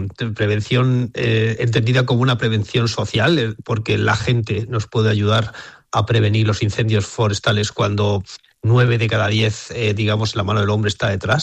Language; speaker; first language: Spanish; native; Spanish